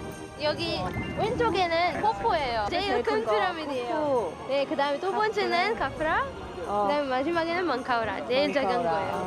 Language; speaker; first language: Korean; non-native, fluent; Arabic